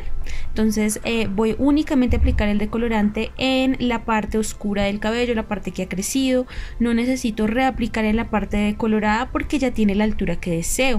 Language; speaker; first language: Spanish; native; Spanish